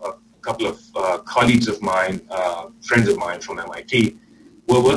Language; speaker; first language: English; non-native, local second language; Urdu